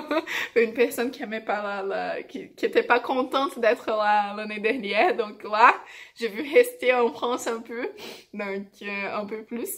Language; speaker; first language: French; non-native, fluent; Portuguese